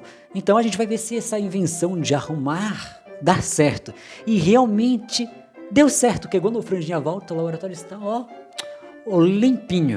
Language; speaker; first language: Portuguese; native; Portuguese